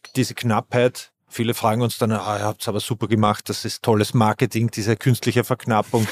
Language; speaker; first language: German; native; German